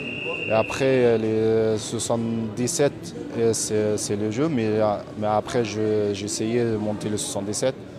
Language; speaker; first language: French; non-native, learner; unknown